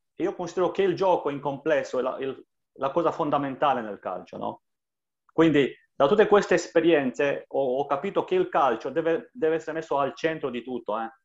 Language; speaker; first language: Italian; non-native, fluent; Romanian